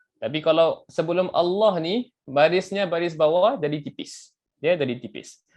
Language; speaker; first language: Malay; native; Malay